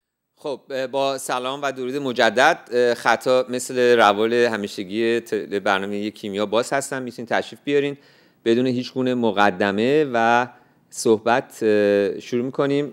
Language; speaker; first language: Persian; native; Persian